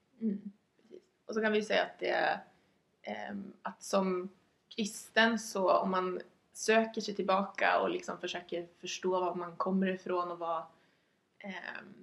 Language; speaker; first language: Swedish; native; Swedish